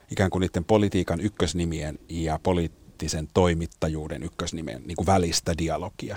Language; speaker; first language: Finnish; native; Finnish